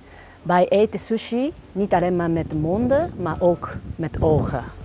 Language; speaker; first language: Dutch; non-native, learner; Japanese